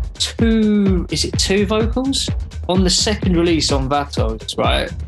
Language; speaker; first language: English; native; English